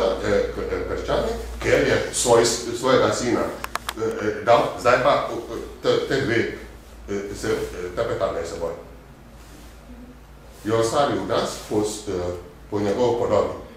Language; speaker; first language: Slovenian; non-native, fluent; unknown